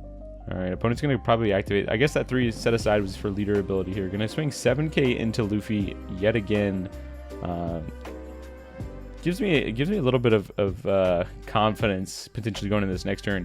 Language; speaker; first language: English; native; English